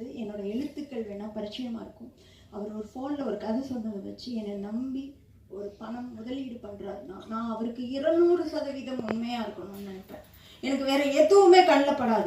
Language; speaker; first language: Tamil; native; Tamil